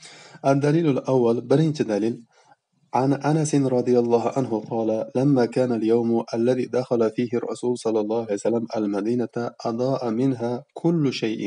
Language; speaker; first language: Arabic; non-native, fluent; Uzbek